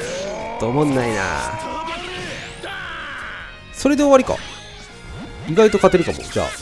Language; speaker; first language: Japanese; native; Japanese